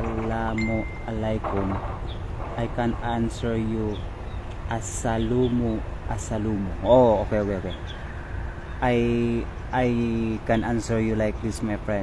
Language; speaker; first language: English; non-native, learner; Filipino